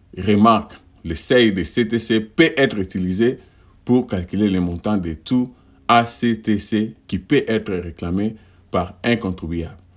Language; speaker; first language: French; non-native, local second language; Lingala